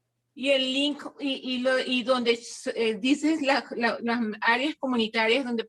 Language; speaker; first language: Spanish; native; Spanish